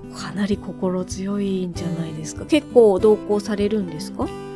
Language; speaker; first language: Japanese; native; Japanese